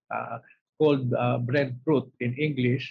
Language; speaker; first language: English; non-native, local second language; Filipino